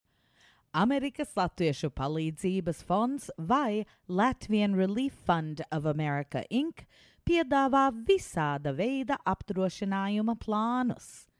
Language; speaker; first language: Latvian; early bilingual, heritage; Latvian